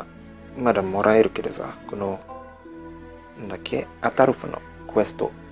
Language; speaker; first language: Japanese; non-native, learner; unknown